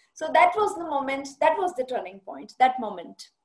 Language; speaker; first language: English; non-native, local second language; Punjabi